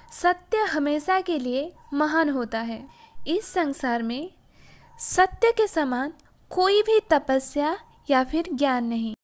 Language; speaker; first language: Hindi; non-native, local second language; Odia